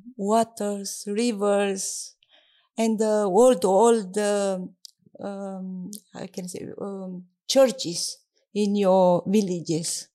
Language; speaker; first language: English; non-native, learner; Romanian